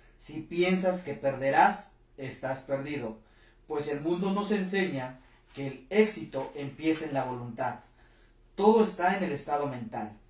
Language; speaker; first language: Spanish; native; Spanish